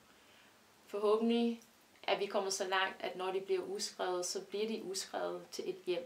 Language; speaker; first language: Danish; non-native, fluent; English